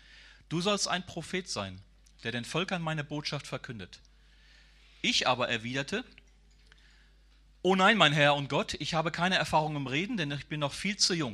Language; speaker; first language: German; native; German